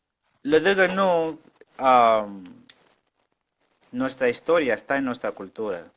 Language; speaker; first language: Spanish; non-native, local second language; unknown